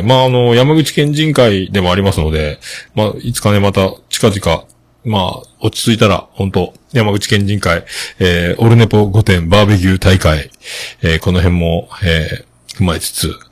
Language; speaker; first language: Japanese; native; Japanese